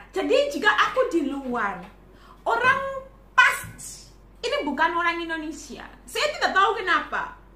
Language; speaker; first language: Indonesian; non-native, fluent; Shona